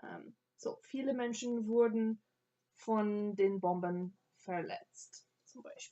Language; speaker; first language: German; non-native, fluent; English